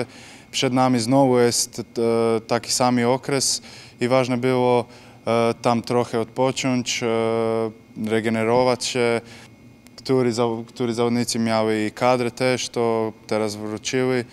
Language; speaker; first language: Polish; non-native, learner; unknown